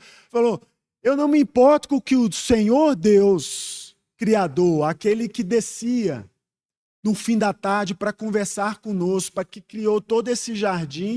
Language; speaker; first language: Portuguese; native; Portuguese